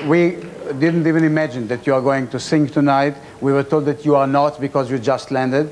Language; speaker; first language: English; non-native, fluent; Hebrew